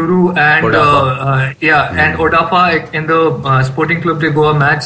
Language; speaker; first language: English; non-native, local second language; Bangla